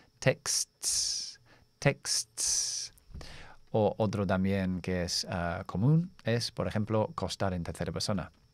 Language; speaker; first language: Spanish; non-native, fluent; English